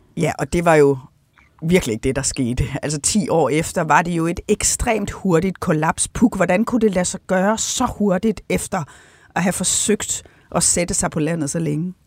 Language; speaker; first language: Danish; native; Danish